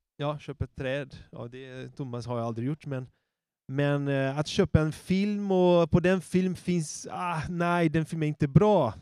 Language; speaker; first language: Swedish; non-native, fluent; Portuguese